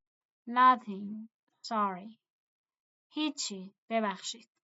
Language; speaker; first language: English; non-native, fluent; Persian